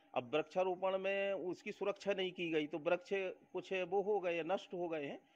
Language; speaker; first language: Hindi; native; Hindi